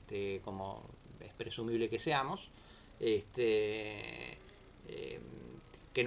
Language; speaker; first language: Spanish; native; Spanish